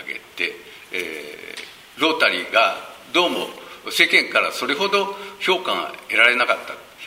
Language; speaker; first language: Japanese; native; Japanese